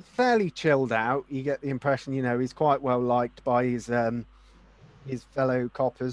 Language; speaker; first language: English; native; English